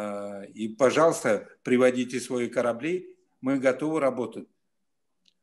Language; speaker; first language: Russian; non-native, fluent; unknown